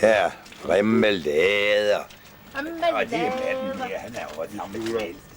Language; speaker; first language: Danish; native; Danish